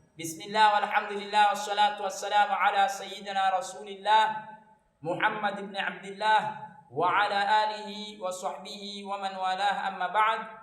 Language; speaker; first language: Swahili; native; Swahili